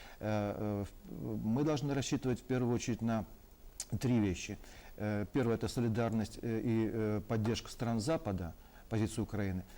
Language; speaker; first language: Russian; native; Russian